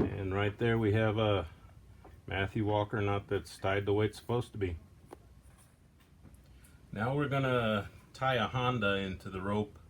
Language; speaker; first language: English; native; English